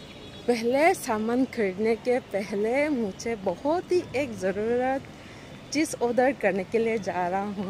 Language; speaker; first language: Hindi; non-native, local second language; Bangla